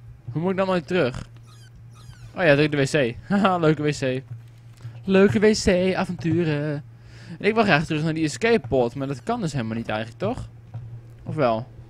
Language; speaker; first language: Dutch; native; Dutch